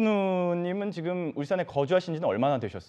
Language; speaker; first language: Korean; native; Korean